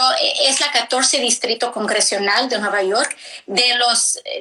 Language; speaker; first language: Spanish; early bilingual, heritage; English